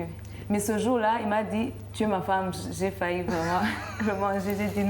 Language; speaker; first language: French; non-native, local second language; Rundi